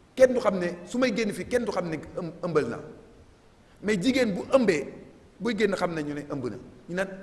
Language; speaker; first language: Wolof; non-native, local second language; Jola-Fonyi